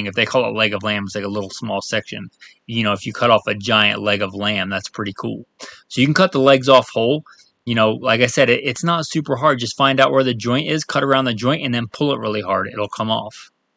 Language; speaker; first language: English; native; English